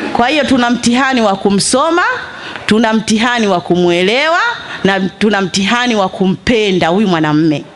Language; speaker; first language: Swahili; native; Swahili